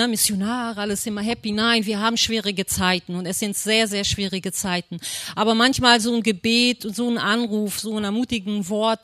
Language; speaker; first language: German; early bilingual, other home language; Portuguese